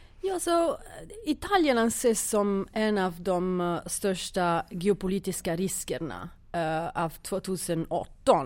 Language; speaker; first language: Swedish; non-native, fluent; Italian